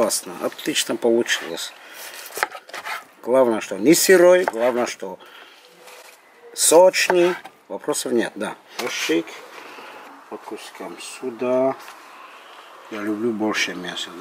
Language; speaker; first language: Russian; non-native, local second language; Armenian